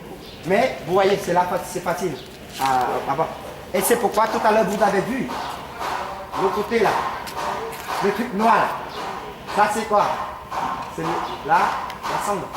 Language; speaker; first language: French; non-native, fluent; Vietnamese